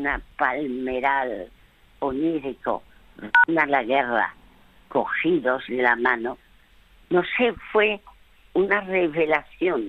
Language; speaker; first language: Spanish; early bilingual, other home language; French